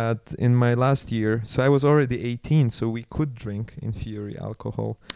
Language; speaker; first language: English; non-native, fluent; Polish